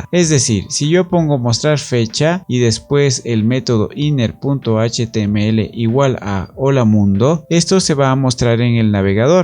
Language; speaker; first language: Spanish; native; Spanish